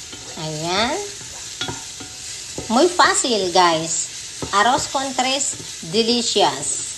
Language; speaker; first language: Spanish; non-native, learner; Filipino